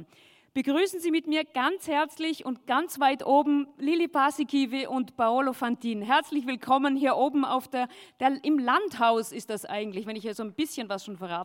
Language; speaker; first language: German; native; German